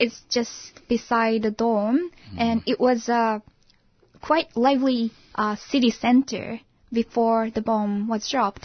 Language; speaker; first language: English; non-native, fluent; Japanese